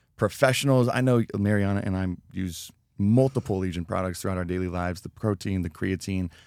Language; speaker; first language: English; native; English